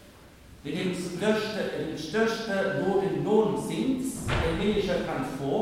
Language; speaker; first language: Swedish; non-native, fluent; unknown